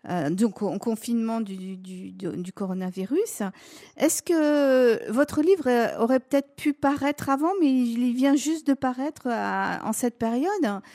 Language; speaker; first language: French; native; French